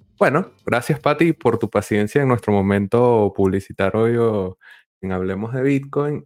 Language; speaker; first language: Spanish; native; Spanish